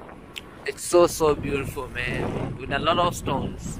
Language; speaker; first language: English; non-native, local second language; Swahili